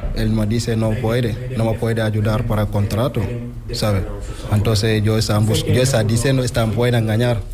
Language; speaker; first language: Spanish; non-native, learner; Wolof